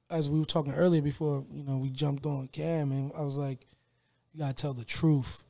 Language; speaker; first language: English; native; English